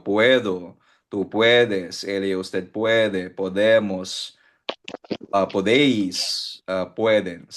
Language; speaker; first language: Spanish; non-native, fluent; Filipino